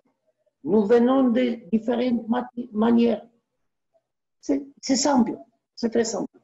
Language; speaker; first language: French; non-native, learner; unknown